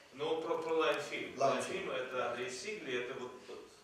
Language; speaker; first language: Russian; native; Russian